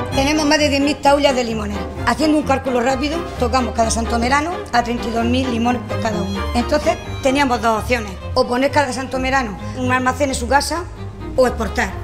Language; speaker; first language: Spanish; native; Spanish